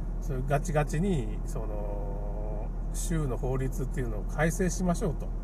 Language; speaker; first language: Japanese; native; Japanese